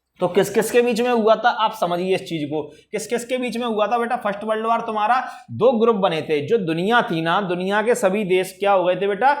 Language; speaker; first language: Hindi; native; Hindi